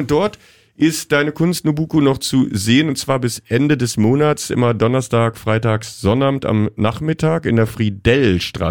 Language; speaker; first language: German; native; German